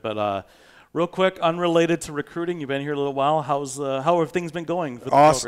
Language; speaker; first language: English; native; English